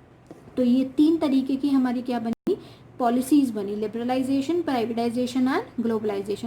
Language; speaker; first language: Hindi; native; Hindi